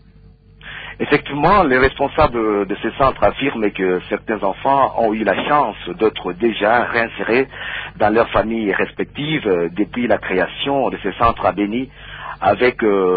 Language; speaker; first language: French; non-native, local second language; Swahili